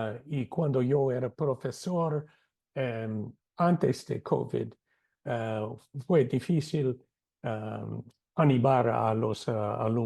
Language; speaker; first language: Spanish; non-native, fluent; English